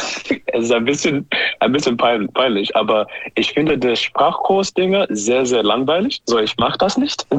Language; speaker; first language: German; non-native, learner; English